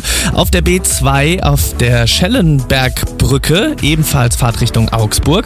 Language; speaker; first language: German; native; German